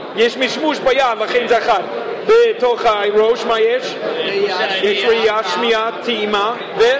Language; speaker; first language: Hebrew; non-native, fluent; English